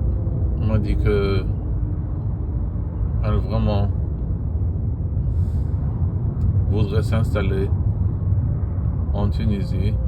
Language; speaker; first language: French; non-native, fluent; Arabic